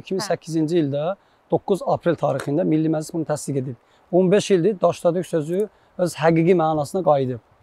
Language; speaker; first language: Azerbaijani; non-native, local second language; Talysh